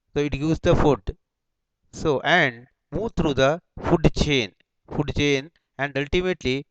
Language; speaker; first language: English; non-native, local second language; Kannada